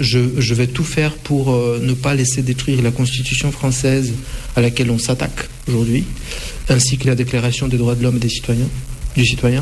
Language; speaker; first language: French; non-native, fluent; Russian